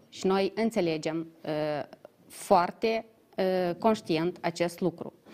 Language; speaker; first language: Romanian; native; Romanian